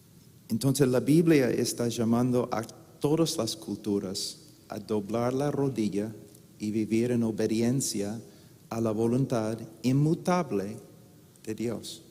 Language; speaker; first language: Spanish; non-native, fluent; English